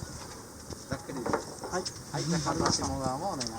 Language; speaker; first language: Japanese; native; Japanese